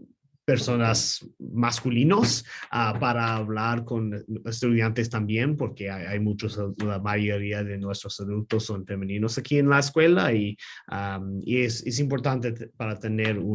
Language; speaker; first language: Spanish; non-native, learner; English